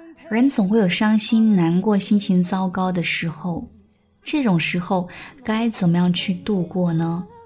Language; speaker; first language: Chinese; native; Chinese